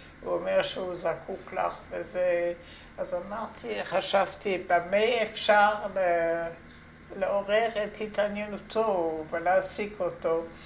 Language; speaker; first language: Hebrew; non-native, fluent; French